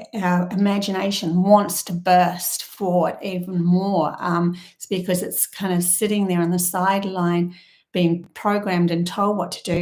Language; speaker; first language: English; native; English